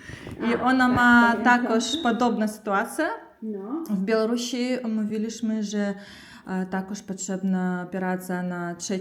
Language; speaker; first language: Polish; non-native, learner; Russian